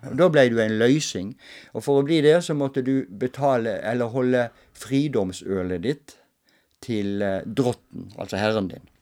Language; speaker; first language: Norwegian; native; Norwegian